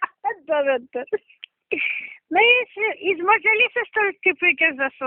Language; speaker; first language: Russian; non-native, local second language; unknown